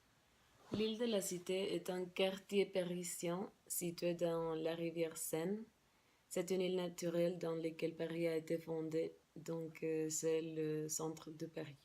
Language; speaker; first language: French; non-native, learner; Spanish